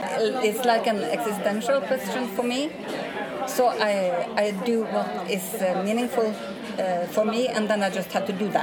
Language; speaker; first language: English; non-native, fluent; Norwegian